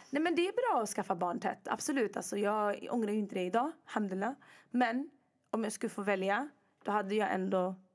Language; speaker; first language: Swedish; early bilingual, other home language; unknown